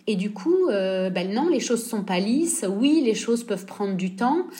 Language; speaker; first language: French; native; French